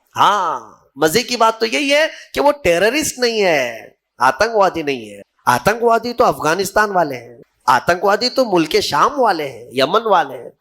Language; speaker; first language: Urdu; native; Urdu